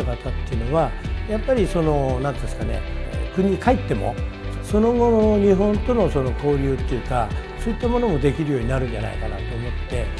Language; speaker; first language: Japanese; native; Japanese